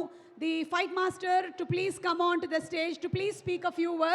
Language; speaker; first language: Telugu; native; Telugu